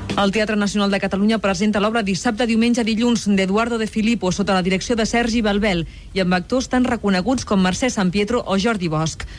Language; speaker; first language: Catalan; non-native, local second language; Spanish